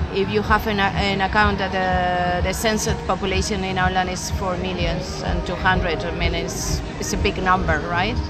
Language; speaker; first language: English; non-native, fluent; Spanish